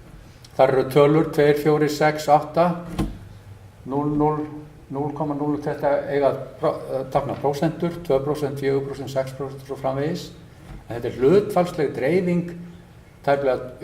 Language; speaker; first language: Icelandic; native; Icelandic